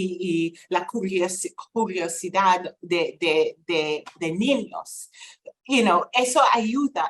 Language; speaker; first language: Spanish; non-native, fluent; English